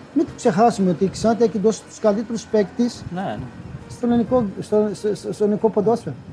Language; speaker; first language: Greek; non-native, fluent; Portuguese